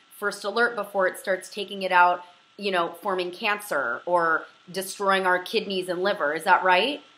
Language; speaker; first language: English; native; English